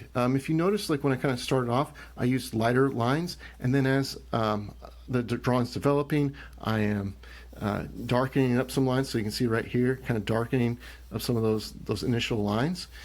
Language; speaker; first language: English; native; English